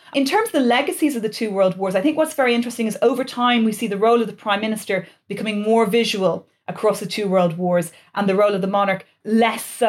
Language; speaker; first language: English; native; English